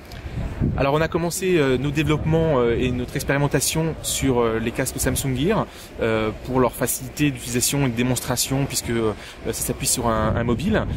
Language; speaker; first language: French; native; French